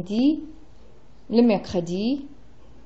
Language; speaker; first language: French; non-native, fluent; English